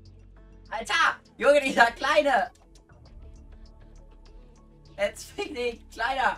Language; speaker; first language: German; native; German